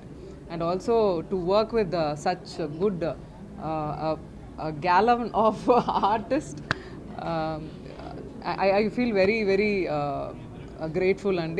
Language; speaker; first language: Telugu; non-native, fluent; Tamil